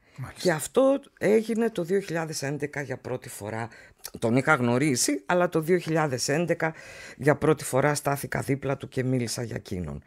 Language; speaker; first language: Greek; native; Greek